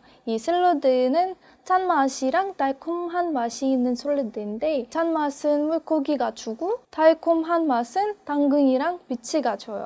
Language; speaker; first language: Korean; non-native, fluent; Russian